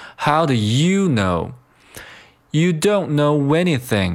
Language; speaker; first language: English; non-native, fluent; Chinese